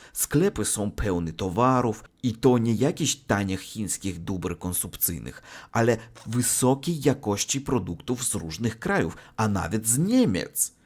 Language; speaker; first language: Polish; non-native, learner; Russian